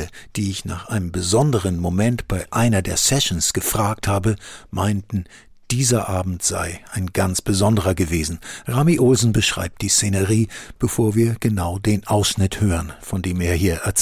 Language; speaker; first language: German; native; German